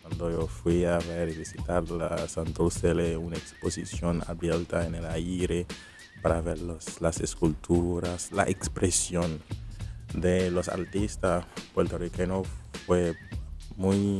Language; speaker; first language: Spanish; non-native, fluent; Haitian Creole